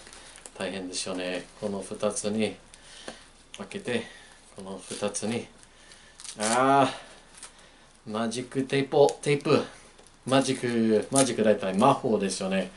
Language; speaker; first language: Japanese; non-native, learner; English